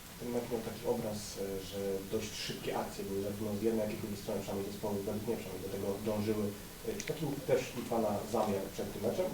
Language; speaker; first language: Polish; native; Polish